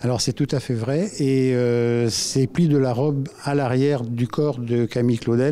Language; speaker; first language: French; native; French